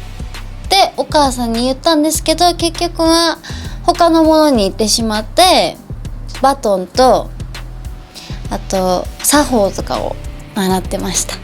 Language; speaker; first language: Japanese; native; Japanese